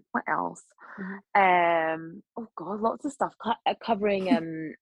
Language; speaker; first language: English; native; English